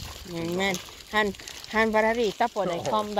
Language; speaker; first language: Swedish; non-native, learner; Cebuano